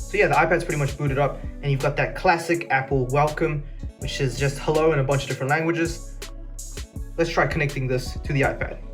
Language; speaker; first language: English; native; English